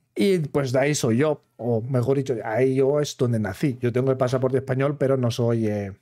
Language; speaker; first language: Spanish; non-native, fluent; German